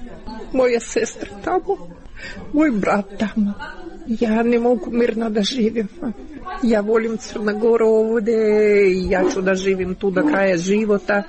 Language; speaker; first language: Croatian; non-native, learner; Ukrainian